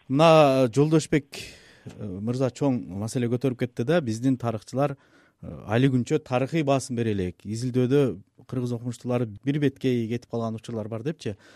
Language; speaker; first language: Kyrgyz; native; Kyrgyz